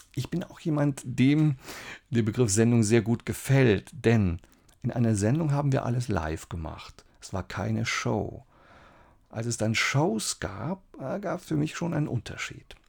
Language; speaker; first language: German; native; German